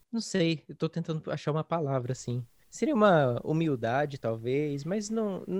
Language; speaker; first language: Portuguese; native; Portuguese